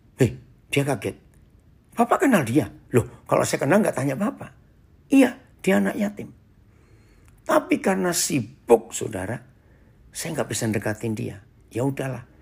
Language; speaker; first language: Indonesian; native; Indonesian